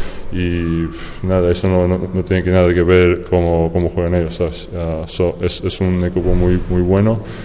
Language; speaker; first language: Spanish; non-native, fluent; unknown